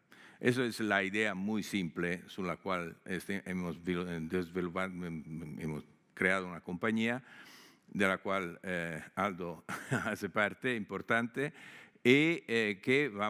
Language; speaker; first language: Spanish; non-native, fluent; Italian